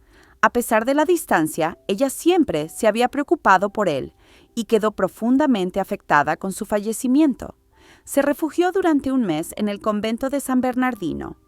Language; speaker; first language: Spanish; native; Spanish